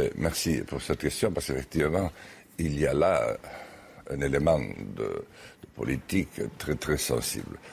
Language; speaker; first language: French; native; French